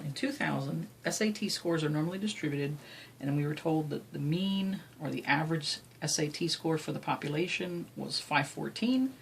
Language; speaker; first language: English; native; English